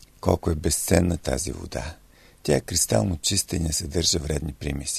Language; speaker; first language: Bulgarian; native; Bulgarian